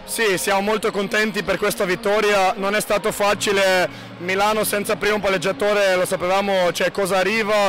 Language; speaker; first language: Italian; non-native, fluent; Slovenian